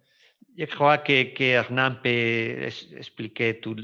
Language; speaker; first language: French; non-native, fluent; Spanish